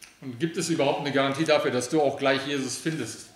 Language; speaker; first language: German; early bilingual, other home language; Aramaic